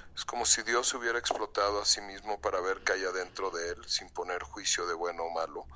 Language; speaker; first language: Spanish; native; Spanish